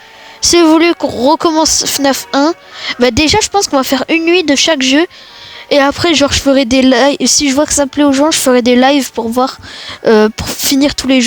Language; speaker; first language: French; native; French